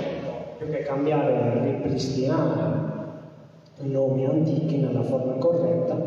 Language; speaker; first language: Italian; native; Italian